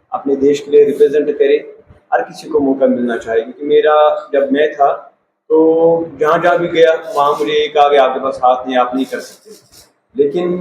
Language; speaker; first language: Hindi; non-native, local second language; Kashmiri